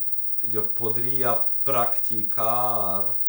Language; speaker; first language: Spanish; non-native, learner; Ukrainian